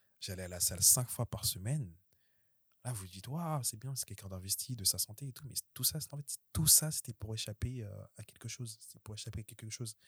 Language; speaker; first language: French; early bilingual, other home language; Haitian Creole